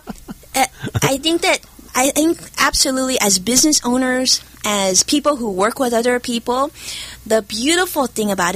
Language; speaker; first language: English; early bilingual, other home language; Chinese